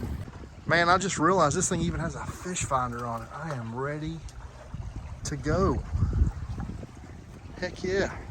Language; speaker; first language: English; native; English